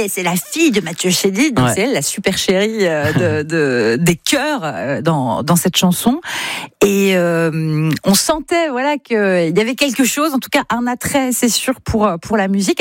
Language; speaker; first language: French; native; French